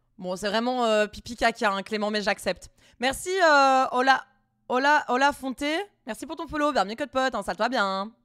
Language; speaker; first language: French; native; French